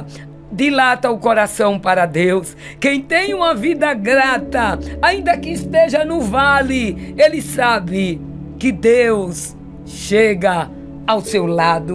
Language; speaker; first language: Portuguese; native; Portuguese